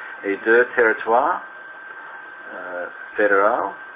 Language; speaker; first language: French; non-native, learner; English